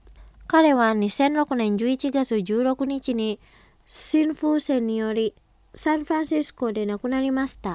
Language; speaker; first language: Japanese; non-native, fluent; Indonesian